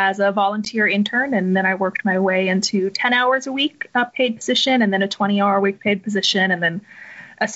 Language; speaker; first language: English; native; English